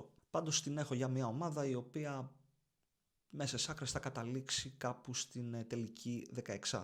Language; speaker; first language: Greek; native; Greek